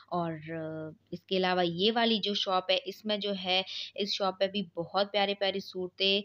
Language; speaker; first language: Urdu; native; Urdu